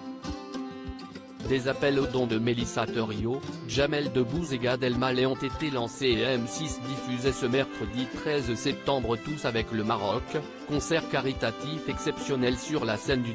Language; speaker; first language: French; native; French